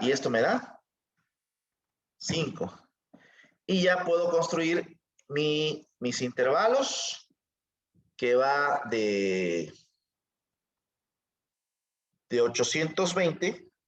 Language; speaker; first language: Spanish; native; Spanish